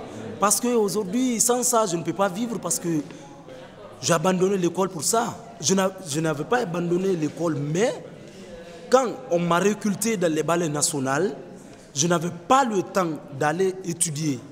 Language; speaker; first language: French; non-native, fluent; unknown